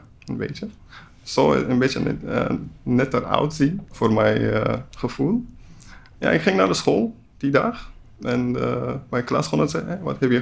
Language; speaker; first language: Dutch; non-native, learner; Persian